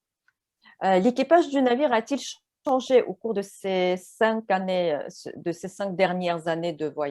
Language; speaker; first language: French; non-native, fluent; Russian